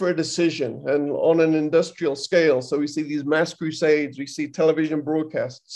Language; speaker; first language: English; native; English